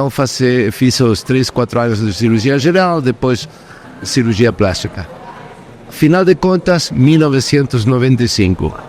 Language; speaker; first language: Portuguese; non-native, fluent; Spanish